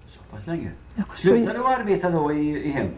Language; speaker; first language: Swedish; native; Swedish